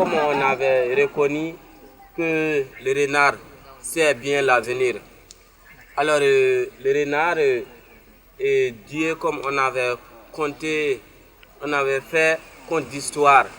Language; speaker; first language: French; non-native, learner; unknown